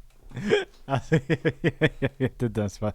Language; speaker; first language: Swedish; native; Swedish